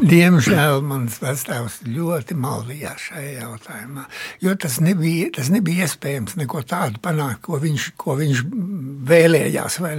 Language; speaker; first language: Latvian; early bilingual, heritage; Latvian